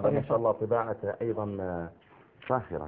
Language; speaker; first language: Arabic; native; Arabic